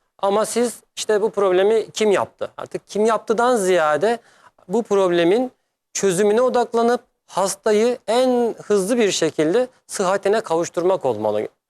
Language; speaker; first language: Turkish; native; Turkish